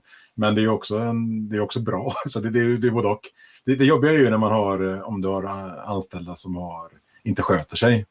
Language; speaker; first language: Swedish; native; Swedish